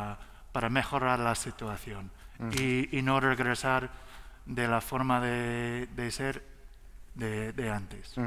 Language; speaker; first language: Spanish; non-native, learner; English